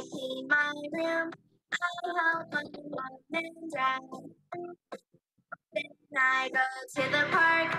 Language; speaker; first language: English; non-native, learner; Vietnamese